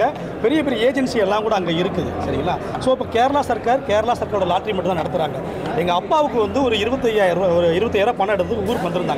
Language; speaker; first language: Tamil; native; Tamil